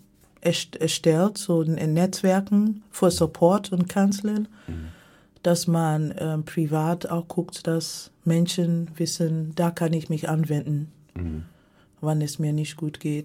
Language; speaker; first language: German; non-native, fluent; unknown